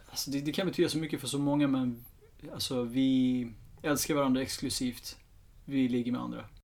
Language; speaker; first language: Swedish; early bilingual, other home language; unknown